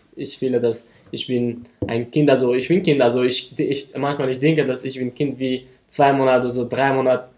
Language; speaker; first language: German; non-native, learner; Persian